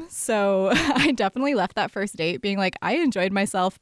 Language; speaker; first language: English; native; English